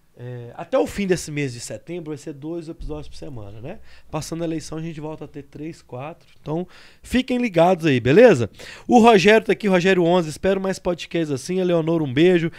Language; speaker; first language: Portuguese; native; Portuguese